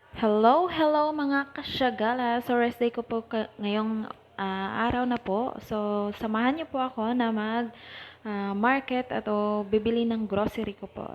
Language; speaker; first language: Filipino; non-native, local second language; Cebuano